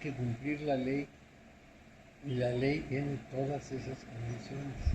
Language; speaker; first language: Spanish; native; Spanish